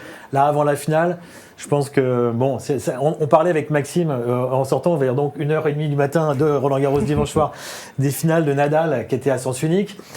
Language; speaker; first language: French; native; French